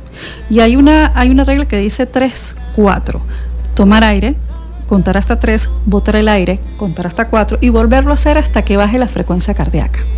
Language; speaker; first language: Spanish; native; Spanish